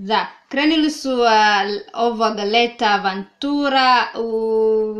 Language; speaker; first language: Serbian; non-native, learner; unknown